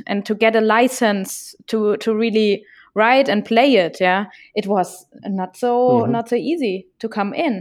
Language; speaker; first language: English; non-native, fluent; German